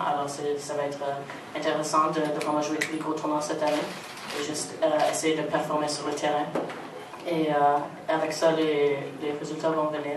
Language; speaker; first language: French; non-native, local second language; English